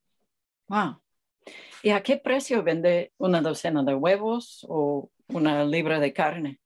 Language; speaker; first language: Spanish; non-native, fluent; English